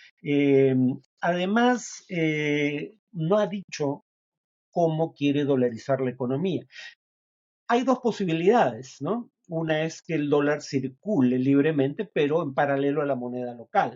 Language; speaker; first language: Spanish; native; Spanish